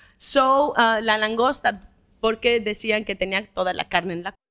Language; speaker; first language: Spanish; native; Spanish